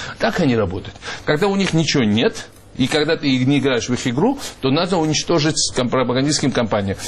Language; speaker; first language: Russian; non-native, local second language; Georgian